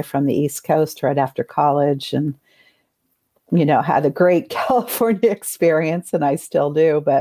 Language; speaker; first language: English; native; English